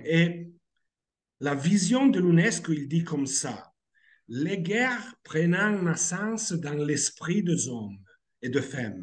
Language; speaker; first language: French; non-native, fluent; Italian